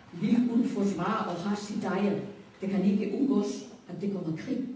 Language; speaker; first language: Danish; non-native, fluent; Spanish